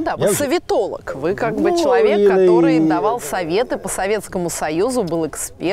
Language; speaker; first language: Russian; native; Russian